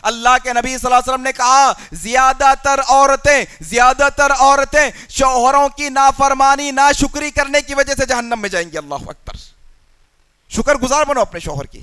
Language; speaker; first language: Urdu; native; Urdu